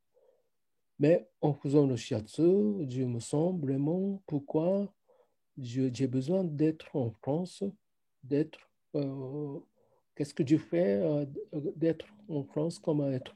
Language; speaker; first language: French; non-native, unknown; Japanese